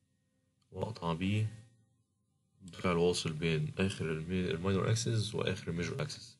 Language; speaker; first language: Arabic; native; Arabic